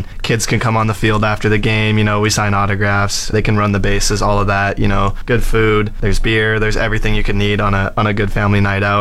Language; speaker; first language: English; native; English